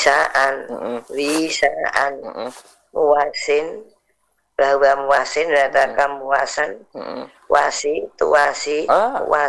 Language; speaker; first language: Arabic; non-native, learner; Indonesian